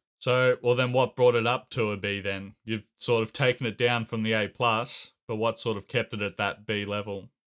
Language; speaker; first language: English; native; English